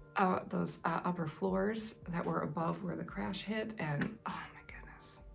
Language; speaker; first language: English; native; English